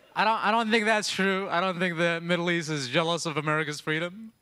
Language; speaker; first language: English; early bilingual, other home language; Arabic